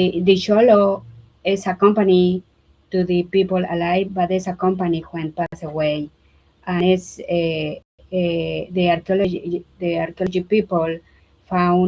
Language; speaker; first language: English; non-native, learner; Spanish